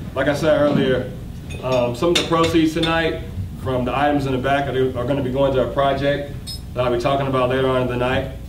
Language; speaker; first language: English; native; English